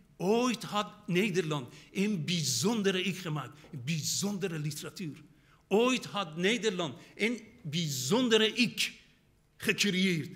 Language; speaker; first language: Dutch; non-native, fluent; Persian